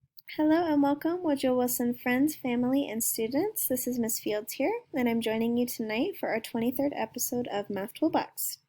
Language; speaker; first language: English; native; English